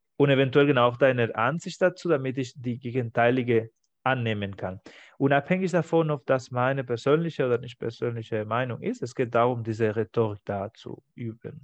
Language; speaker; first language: German; non-native, fluent; Spanish